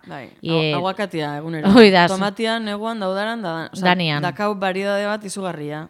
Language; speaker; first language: Basque; native; Basque